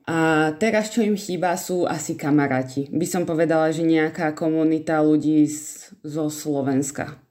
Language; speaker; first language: Slovak; native; Slovak